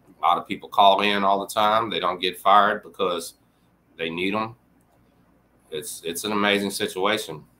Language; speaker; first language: English; native; English